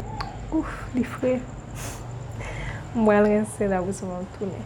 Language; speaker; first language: French; non-native, learner; Haitian Creole